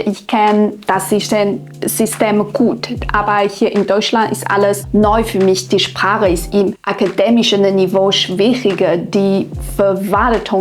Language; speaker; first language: German; non-native, fluent; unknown